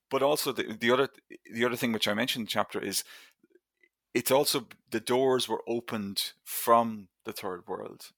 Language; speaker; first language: English; native; English